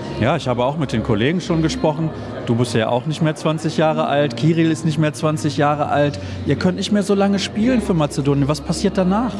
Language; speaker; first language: German; native; German